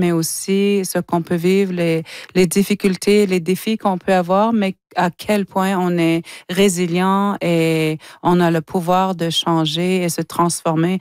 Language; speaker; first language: French; non-native, local second language; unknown